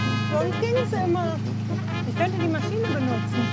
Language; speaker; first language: German; native; German